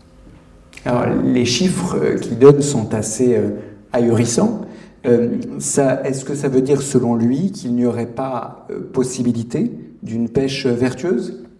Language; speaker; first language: French; native; French